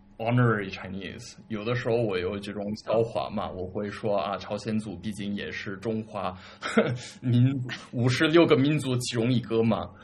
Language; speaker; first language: Chinese; early bilingual, other home language; English